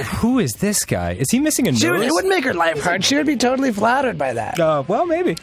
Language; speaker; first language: English; early bilingual, other home language; Hebrew